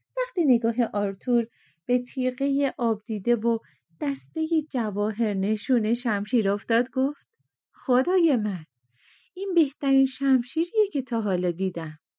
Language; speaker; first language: Persian; native; Persian